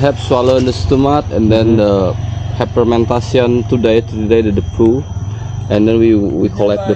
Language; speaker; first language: English; non-native, learner; Balinese